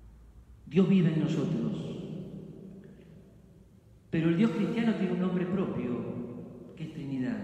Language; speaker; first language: Spanish; native; Spanish